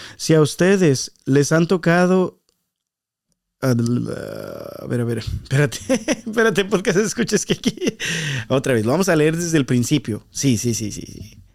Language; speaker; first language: Spanish; early bilingual, heritage; Spanish